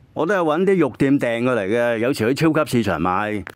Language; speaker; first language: Cantonese; native; Cantonese